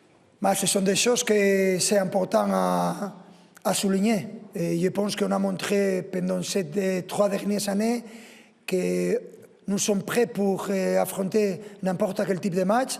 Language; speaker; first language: French; non-native, fluent; Spanish